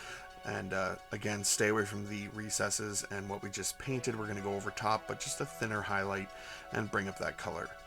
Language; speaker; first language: English; native; English